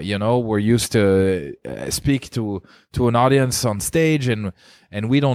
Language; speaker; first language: English; non-native, fluent; French